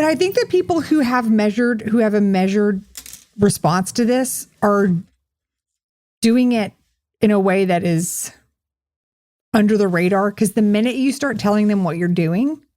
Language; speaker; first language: English; native; English